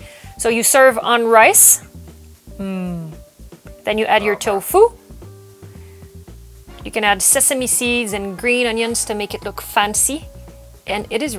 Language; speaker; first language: English; non-native, local second language; French